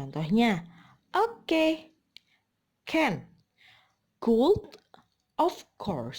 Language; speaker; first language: English; non-native, fluent; Indonesian